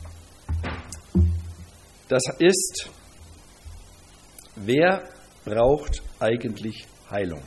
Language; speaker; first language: German; native; German